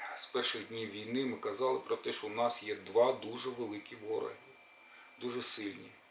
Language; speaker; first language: Ukrainian; native; Ukrainian